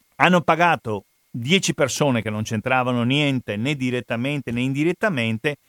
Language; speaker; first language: Italian; native; Italian